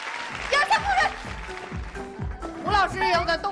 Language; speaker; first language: Chinese; native; Chinese